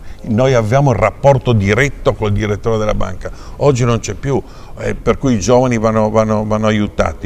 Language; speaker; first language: Italian; native; Italian